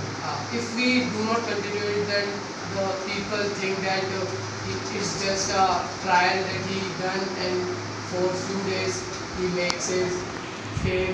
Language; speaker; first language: English; non-native, learner; Hindi